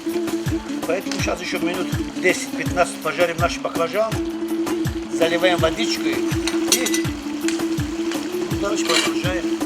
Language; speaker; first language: Russian; non-native, fluent; Tajik